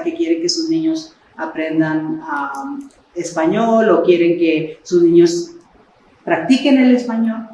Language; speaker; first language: Spanish; early bilingual, other home language; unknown